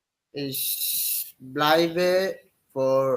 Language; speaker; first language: German; non-native, learner; Bangla